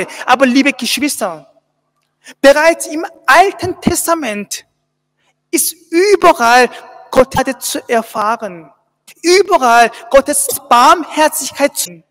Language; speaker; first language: German; non-native, fluent; Korean